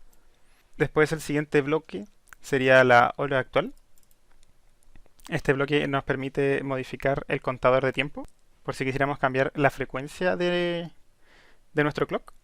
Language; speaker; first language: Spanish; native; Spanish